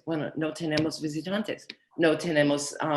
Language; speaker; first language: Spanish; non-native, learner; English